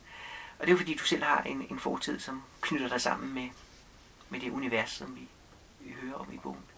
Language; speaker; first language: Danish; native; Danish